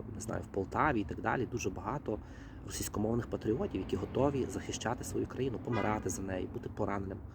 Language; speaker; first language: Ukrainian; native; Ukrainian